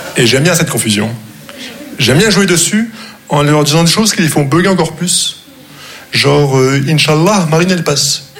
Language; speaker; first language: French; non-native, local second language; Arabic